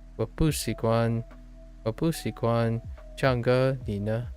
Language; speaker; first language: Chinese; non-native, learner; English